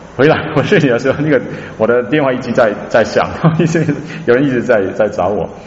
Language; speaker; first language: Chinese; non-native, local second language; Cantonese